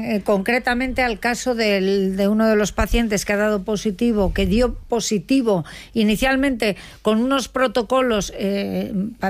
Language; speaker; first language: Spanish; native; Spanish